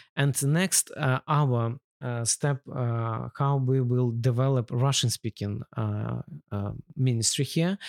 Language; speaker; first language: English; non-native, learner; Ukrainian